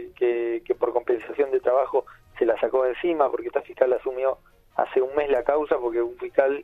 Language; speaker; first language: Spanish; native; Spanish